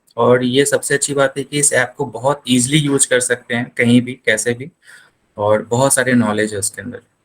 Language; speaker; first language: Hindi; native; Hindi